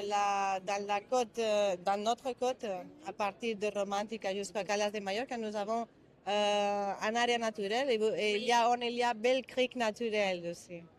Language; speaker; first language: French; non-native, learner; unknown